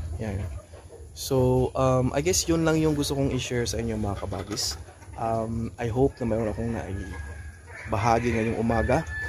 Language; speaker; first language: Filipino; non-native, local second language; Cebuano